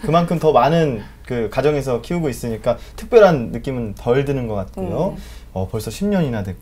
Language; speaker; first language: Korean; native; Korean